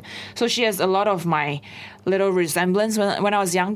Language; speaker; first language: English; non-native, local second language; Chinese